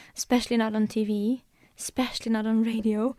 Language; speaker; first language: English; non-native, fluent; Norwegian